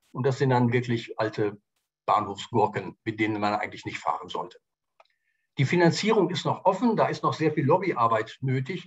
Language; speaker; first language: German; native; German